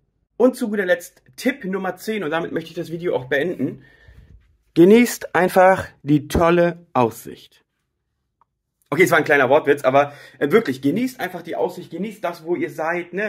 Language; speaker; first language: German; native; German